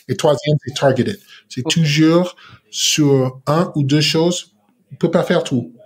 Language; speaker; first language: French; non-native, learner; English